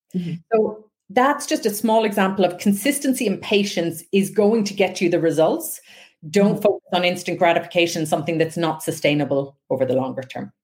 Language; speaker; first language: English; native; English